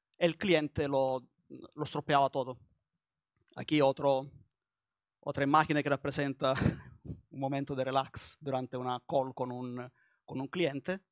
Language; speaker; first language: Spanish; non-native, learner; Italian